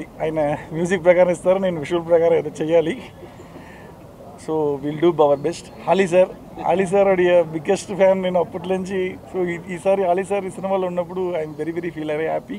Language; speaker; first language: Telugu; non-native, fluent; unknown